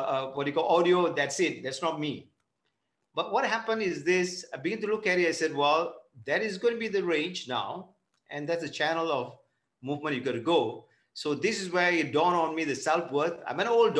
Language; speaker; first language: English; non-native, local second language; Tamil